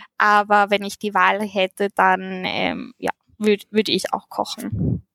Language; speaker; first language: German; early bilingual, heritage; German